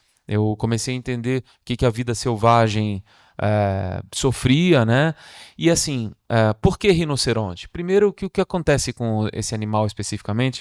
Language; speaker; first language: Portuguese; native; Portuguese